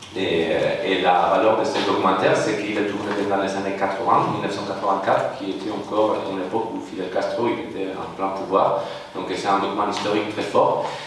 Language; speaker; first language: French; non-native, fluent; Spanish